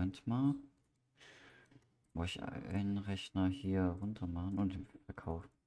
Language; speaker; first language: German; native; German